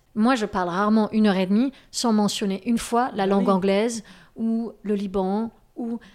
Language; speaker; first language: French; native; French